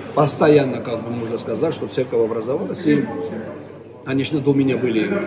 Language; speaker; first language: Russian; non-native, local second language; Georgian